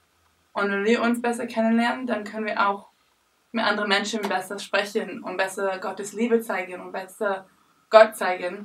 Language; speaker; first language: German; non-native, learner; English